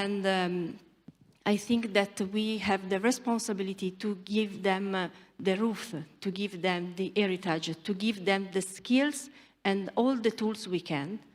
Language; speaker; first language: English; non-native, learner; Italian